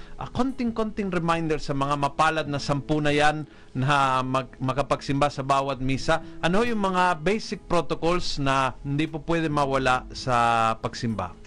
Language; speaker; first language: Filipino; non-native, fluent; Italian